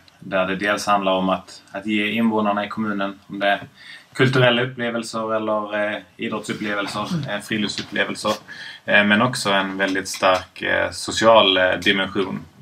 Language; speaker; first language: Swedish; native; Swedish